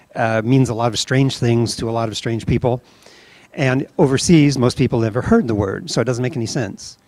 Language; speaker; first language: English; native; English